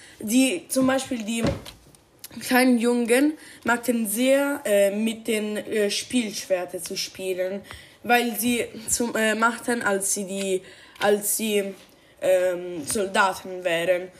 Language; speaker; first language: German; non-native, learner; Spanish